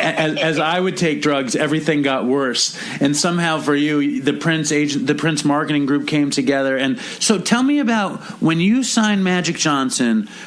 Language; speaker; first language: English; native; English